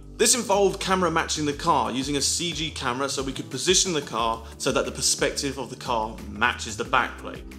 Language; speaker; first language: English; native; English